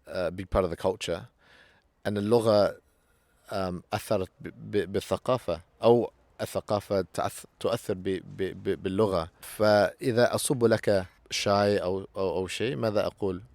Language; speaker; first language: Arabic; non-native, fluent; English